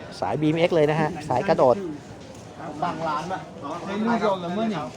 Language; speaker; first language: Thai; native; Thai